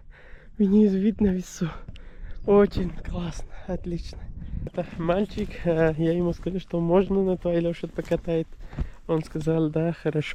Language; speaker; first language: Russian; non-native, learner; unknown